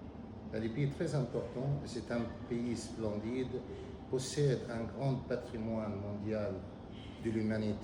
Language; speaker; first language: French; non-native, fluent; Arabic